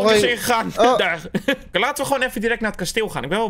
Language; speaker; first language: Dutch; native; Dutch